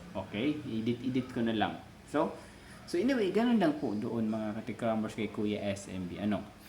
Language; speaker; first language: Filipino; non-native, local second language; Cebuano